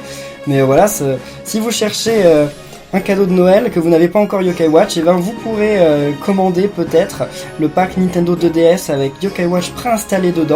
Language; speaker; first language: French; native; French